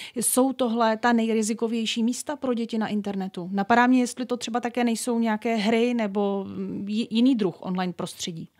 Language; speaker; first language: Czech; native; Czech